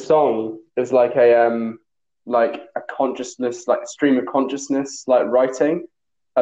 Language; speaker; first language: English; native; English